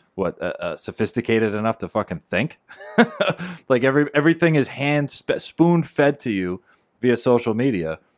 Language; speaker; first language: English; native; English